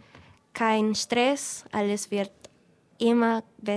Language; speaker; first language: German; non-native, fluent; Spanish